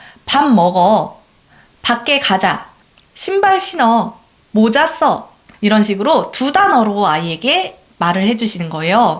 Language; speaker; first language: Korean; native; Korean